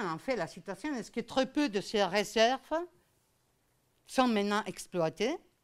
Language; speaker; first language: French; non-native, fluent; Spanish